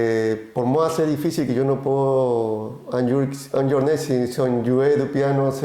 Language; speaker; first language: French; non-native, learner; Spanish